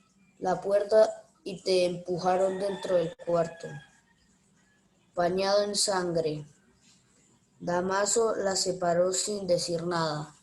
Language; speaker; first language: Spanish; native; Spanish